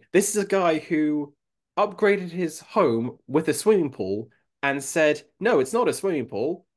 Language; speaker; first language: English; native; English